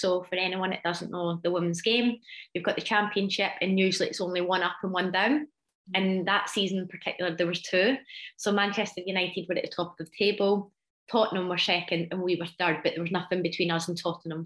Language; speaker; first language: English; native; English